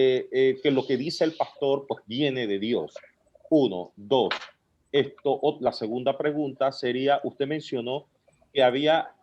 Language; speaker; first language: Spanish; native; Spanish